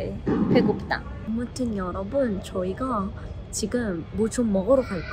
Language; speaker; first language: Korean; native; Korean